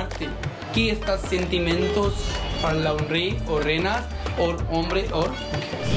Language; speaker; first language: Spanish; non-native, learner; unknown